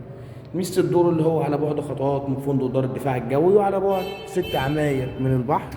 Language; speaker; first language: Arabic; native; Arabic